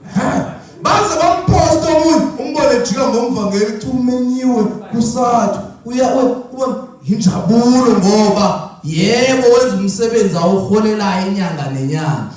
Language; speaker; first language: Zulu; non-native, local second language; Xhosa